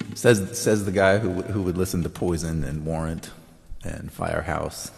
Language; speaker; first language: English; native; English